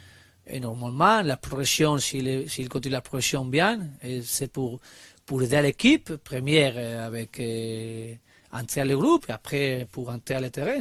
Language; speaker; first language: French; non-native, learner; Spanish